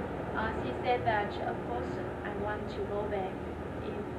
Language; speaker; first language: English; non-native, learner; Vietnamese